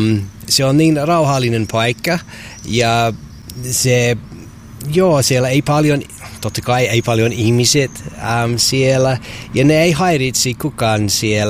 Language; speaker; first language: Finnish; non-native, learner; English